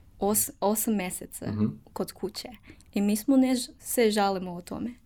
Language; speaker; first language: Serbian; non-native, learner; English